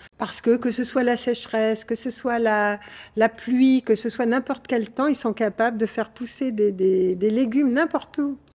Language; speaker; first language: French; native; French